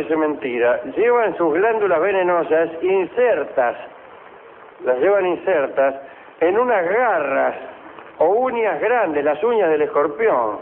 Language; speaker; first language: Spanish; native; Spanish